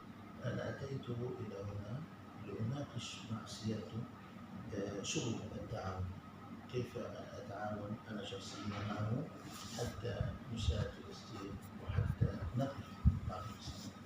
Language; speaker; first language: Arabic; native; Arabic